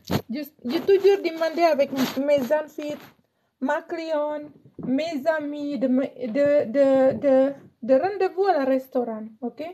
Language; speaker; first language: French; non-native, learner; Indonesian